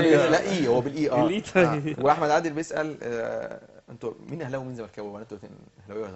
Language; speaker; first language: Arabic; native; Arabic